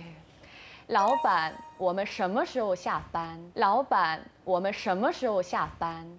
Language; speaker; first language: Chinese; non-native, learner; Korean